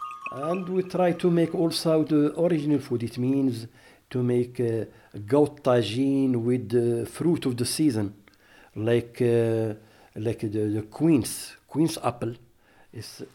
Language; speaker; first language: English; non-native, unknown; Arabic